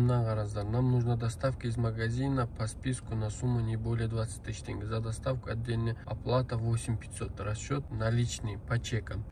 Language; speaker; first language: Russian; non-native, local second language; Kazakh